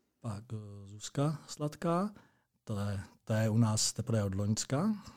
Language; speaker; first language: Czech; native; Czech